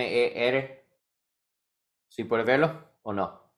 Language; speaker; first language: Spanish; non-native, learner; English